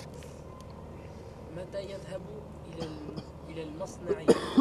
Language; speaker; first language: Arabic; non-native, learner; French